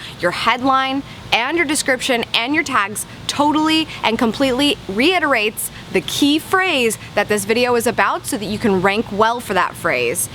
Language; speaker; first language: English; native; English